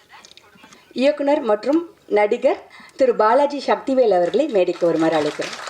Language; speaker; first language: Tamil; native; Tamil